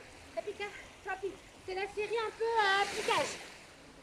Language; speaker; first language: French; native; French